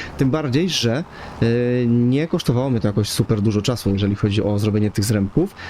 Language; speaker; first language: Polish; native; Polish